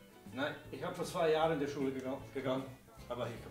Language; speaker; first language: German; non-native, learner; English